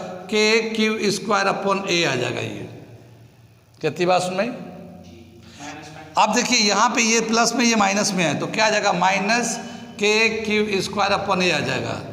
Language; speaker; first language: Hindi; native; Hindi